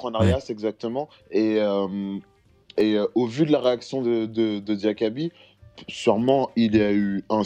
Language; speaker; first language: French; native; French